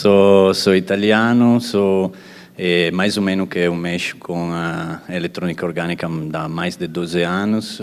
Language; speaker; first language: Portuguese; non-native, fluent; Italian